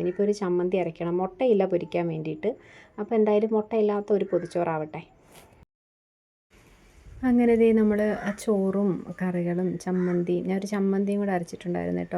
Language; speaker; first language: Malayalam; native; Malayalam